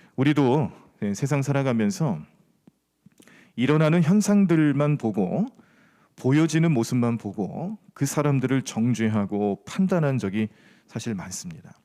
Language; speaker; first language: Korean; native; Korean